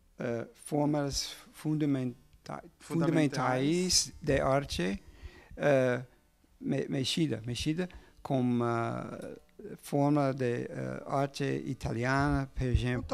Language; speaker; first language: Portuguese; non-native, learner; English